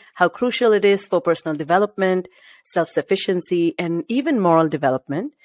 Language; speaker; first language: English; non-native, local second language; Marathi